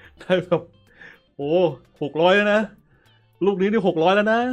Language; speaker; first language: Thai; native; Thai